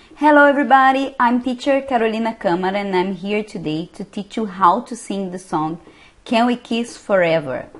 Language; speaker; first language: English; non-native, fluent; Portuguese